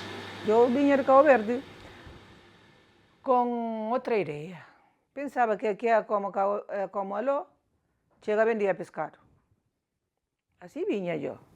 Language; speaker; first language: Spanish; non-native, learner; Kabuverdianu